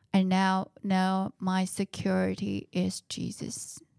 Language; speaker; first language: English; non-native, fluent; Chinese